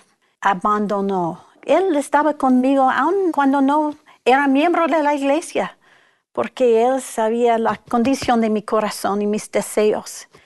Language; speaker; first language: Spanish; non-native, fluent; English